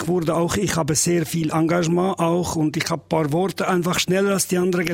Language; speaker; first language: German; non-native, learner; Albanian